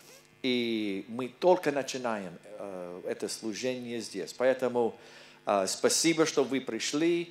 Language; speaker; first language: Russian; non-native, learner; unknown